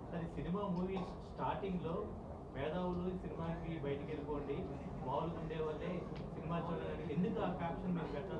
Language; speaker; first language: Telugu; native; Telugu